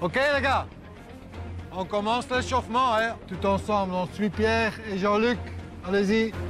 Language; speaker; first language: French; non-native, local second language; Dutch